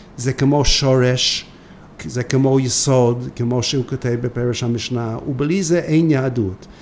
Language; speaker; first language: Hebrew; non-native, fluent; English